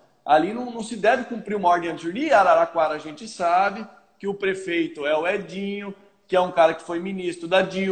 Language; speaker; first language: Portuguese; native; Portuguese